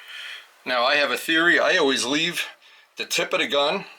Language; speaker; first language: English; native; English